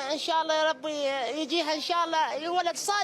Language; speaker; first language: Arabic; native; Arabic